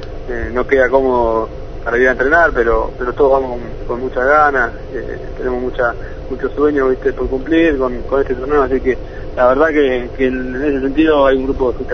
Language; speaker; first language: Spanish; native; Spanish